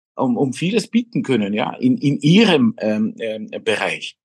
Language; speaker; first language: German; non-native, fluent; Polish